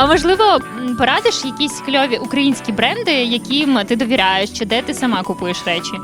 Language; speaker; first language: Ukrainian; native; Ukrainian